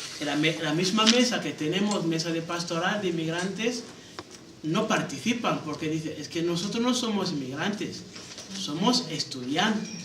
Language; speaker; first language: Spanish; non-native, fluent; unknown